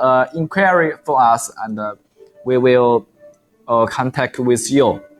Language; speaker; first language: English; non-native, learner; Chinese